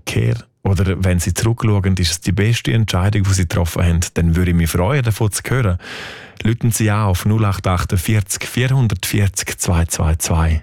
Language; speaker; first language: German; native; German